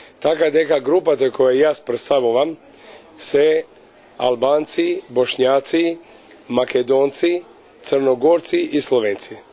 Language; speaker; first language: Macedonian; early bilingual, heritage; Albanian